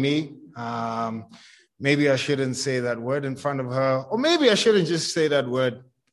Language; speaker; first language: English; non-native, local second language; Zulu